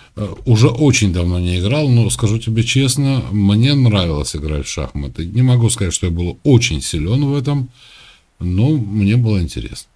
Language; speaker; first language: Russian; native; Russian